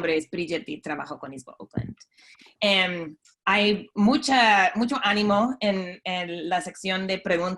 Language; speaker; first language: Spanish; non-native, fluent; English